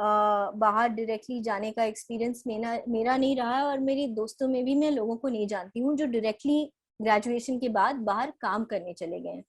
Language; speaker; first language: Hindi; native; Hindi